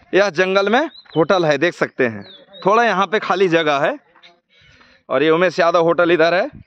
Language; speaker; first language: Hindi; native; Hindi